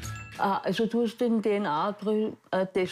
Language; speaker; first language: German; native; German